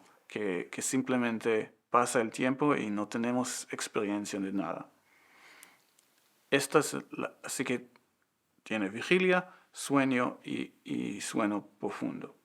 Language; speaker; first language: Spanish; non-native, fluent; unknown